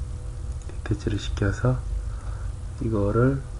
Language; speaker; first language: Korean; native; Korean